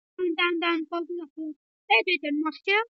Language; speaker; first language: French; non-native, local second language; Morisyen